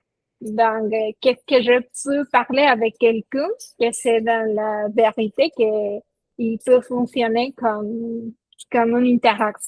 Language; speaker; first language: French; non-native, fluent; Spanish